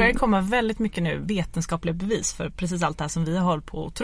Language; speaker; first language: Swedish; native; Swedish